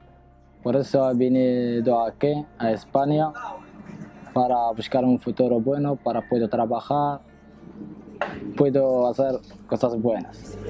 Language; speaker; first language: Spanish; non-native, learner; Arabic